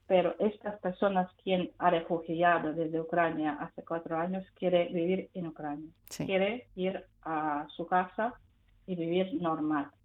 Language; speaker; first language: Spanish; non-native, fluent; Ukrainian